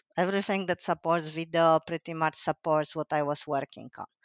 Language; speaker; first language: English; non-native, fluent; Polish